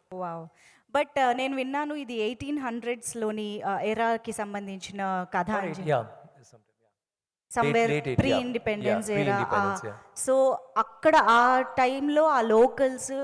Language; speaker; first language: Telugu; native; Telugu